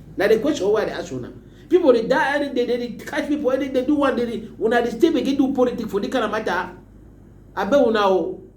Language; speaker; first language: Nigerian Pidgin; native; Nigerian Pidgin